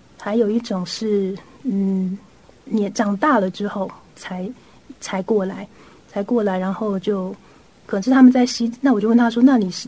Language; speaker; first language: Chinese; native; Chinese